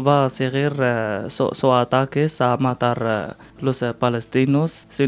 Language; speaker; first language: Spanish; non-native, learner; Arabic